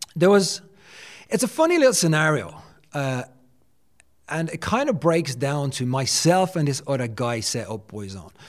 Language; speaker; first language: English; native; English